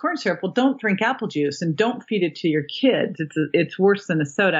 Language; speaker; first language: English; native; English